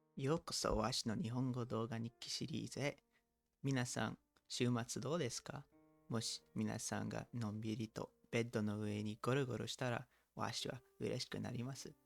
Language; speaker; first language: Japanese; non-native, learner; English